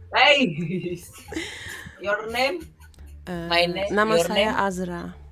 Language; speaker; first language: English; non-native, learner; Turkish